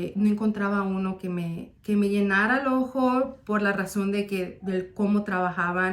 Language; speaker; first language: Spanish; early bilingual, heritage; Spanish